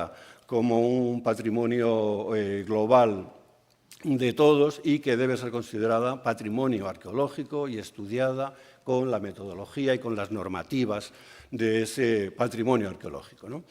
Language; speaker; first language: Spanish; native; Spanish